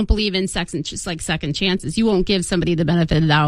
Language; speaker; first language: English; native; English